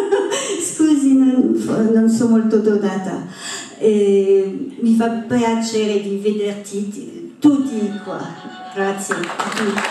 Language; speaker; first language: Italian; non-native, learner; French